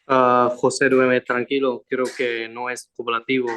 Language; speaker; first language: Spanish; non-native, learner; Vietnamese